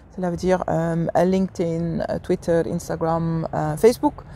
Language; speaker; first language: French; non-native, fluent; Dutch